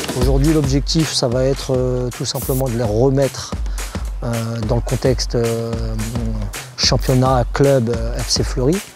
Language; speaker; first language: French; native; French